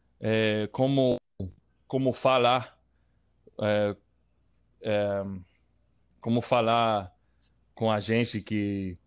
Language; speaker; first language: Portuguese; non-native, learner; English